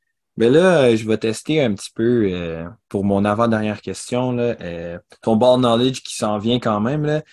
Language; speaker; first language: French; native; French